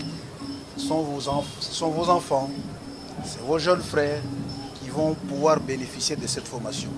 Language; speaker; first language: French; non-native, local second language; Lingala